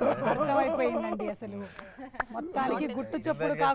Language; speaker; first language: Telugu; native; Telugu